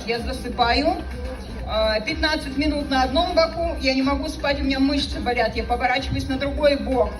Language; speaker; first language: Russian; native; Russian